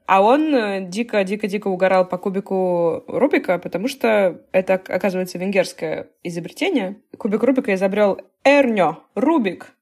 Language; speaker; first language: Russian; native; Russian